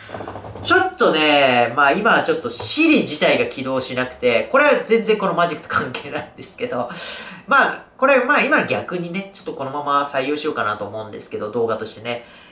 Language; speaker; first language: Japanese; native; Japanese